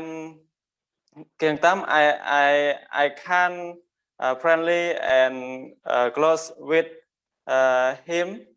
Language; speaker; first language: English; non-native, learner; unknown